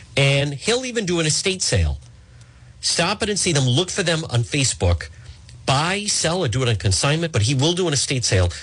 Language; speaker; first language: English; native; English